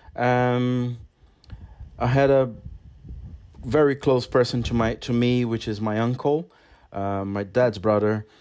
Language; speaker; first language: English; non-native, fluent; Portuguese